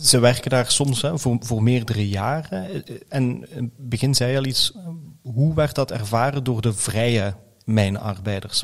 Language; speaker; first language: Dutch; native; Dutch